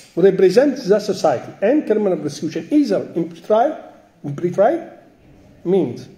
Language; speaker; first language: English; non-native, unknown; Arabic